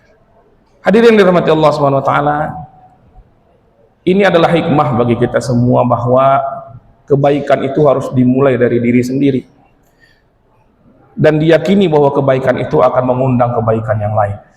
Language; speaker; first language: Indonesian; native; Indonesian